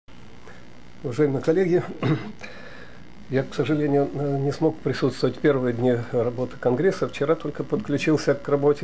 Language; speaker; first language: Russian; native; Russian